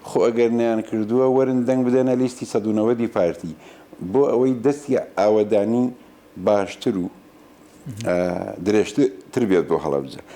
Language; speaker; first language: Central Kurdish; non-native, local second language; Gurani